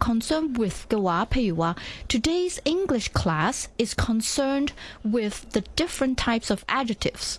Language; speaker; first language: English; non-native, local second language; Cantonese